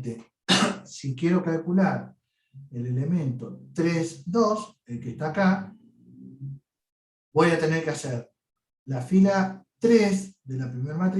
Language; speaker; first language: Spanish; native; Spanish